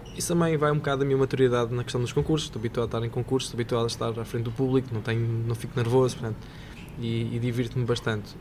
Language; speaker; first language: Portuguese; native; Portuguese